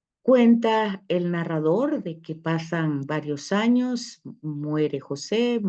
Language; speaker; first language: Spanish; native; Spanish